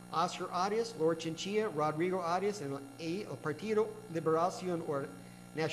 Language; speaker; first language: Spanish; non-native, learner; English